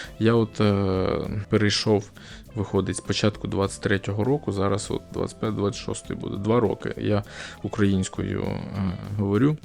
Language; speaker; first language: Ukrainian; non-native, local second language; Russian